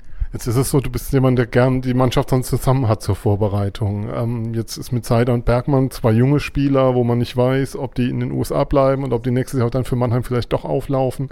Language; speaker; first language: German; native; German